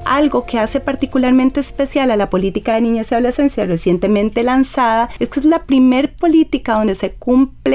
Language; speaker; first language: Spanish; native; Spanish